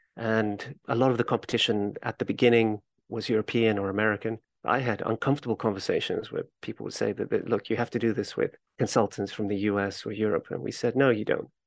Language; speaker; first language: English; native; English